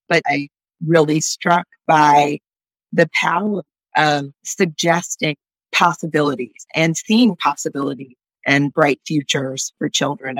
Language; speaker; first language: English; native; English